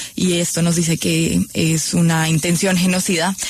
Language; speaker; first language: Spanish; native; Spanish